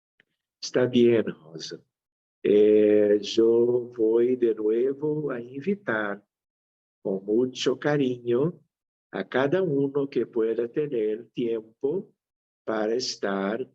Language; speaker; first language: Spanish; non-native, fluent; Portuguese